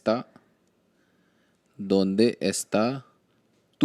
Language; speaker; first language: Spanish; non-native, learner; Hindi